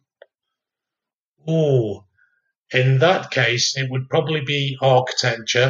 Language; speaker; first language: English; native; English